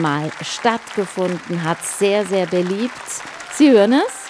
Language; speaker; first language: German; native; German